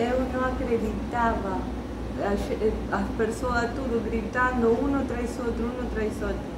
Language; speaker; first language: Portuguese; non-native, learner; Spanish